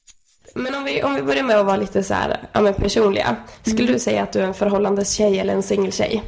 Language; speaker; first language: Swedish; native; Swedish